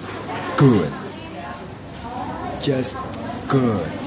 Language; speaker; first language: English; non-native, learner; Korean